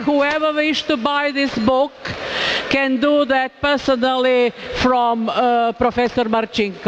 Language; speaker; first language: English; non-native, fluent; Croatian